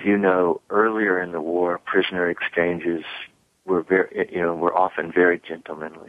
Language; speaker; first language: English; native; English